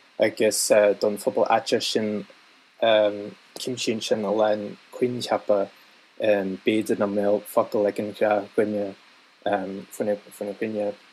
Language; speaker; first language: Irish; non-native, fluent; English